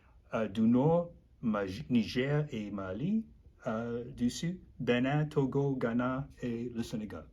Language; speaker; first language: French; non-native, learner; English